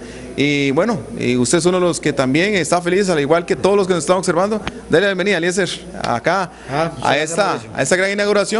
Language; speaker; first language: Spanish; native; Spanish